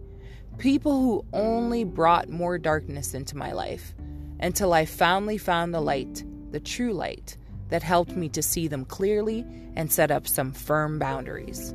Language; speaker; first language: English; native; English